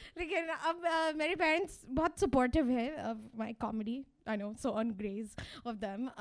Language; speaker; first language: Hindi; early bilingual, heritage; Hindi